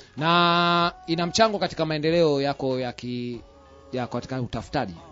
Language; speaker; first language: Swahili; non-native, local second language; Rundi